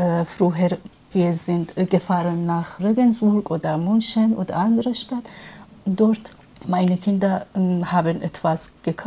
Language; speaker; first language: German; non-native, learner; Persian